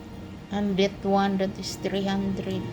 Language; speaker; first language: English; non-native, learner; Filipino